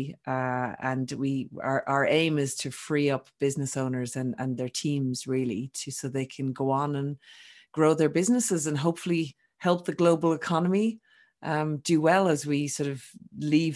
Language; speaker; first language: English; native; English